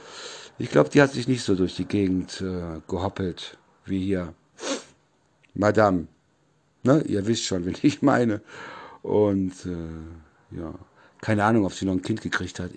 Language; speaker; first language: German; native; German